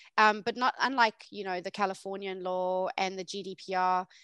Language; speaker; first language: English; native; English